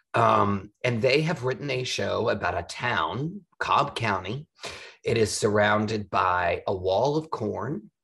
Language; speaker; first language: English; native; English